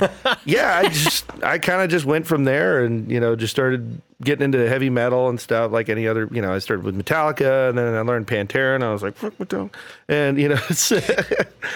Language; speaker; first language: English; native; English